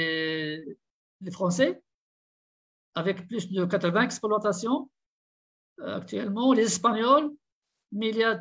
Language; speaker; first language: French; non-native, local second language; Arabic